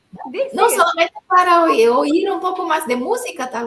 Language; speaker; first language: Spanish; non-native, fluent; Portuguese